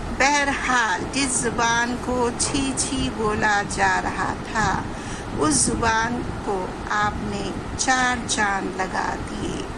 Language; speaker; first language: Urdu; native; Urdu